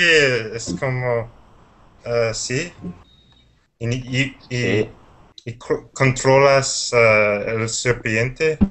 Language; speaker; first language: Spanish; non-native, learner; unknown